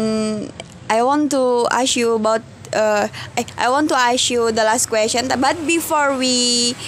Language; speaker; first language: English; non-native, learner; Indonesian